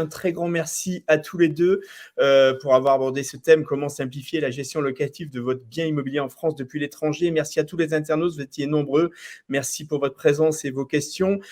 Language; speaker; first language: French; native; French